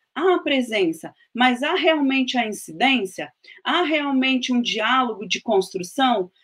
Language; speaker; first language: Portuguese; native; Portuguese